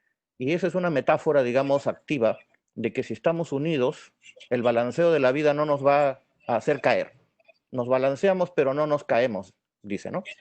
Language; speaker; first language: Spanish; native; Spanish